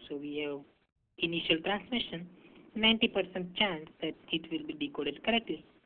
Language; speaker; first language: English; non-native, local second language; Hindi